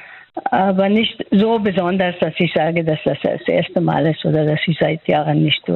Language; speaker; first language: German; non-native, fluent; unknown